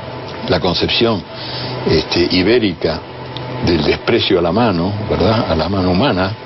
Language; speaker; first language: Spanish; native; Spanish